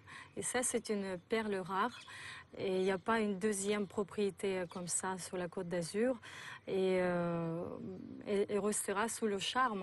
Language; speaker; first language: French; non-native, fluent; Russian